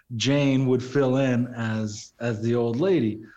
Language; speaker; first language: English; native; English